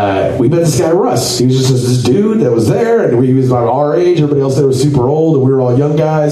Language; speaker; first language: English; native; English